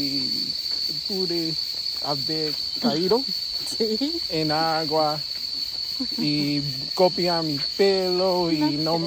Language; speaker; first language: Spanish; non-native, learner; English